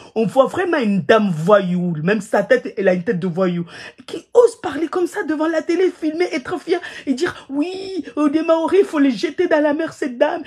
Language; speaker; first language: French; non-native, local second language; Ngazidja Comorian